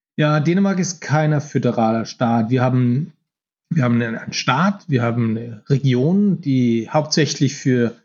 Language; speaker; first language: German; non-native, fluent; Danish